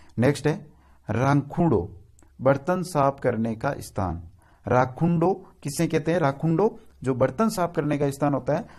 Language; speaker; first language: Hindi; native; Hindi